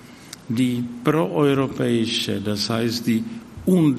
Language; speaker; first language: German; non-native, fluent; Czech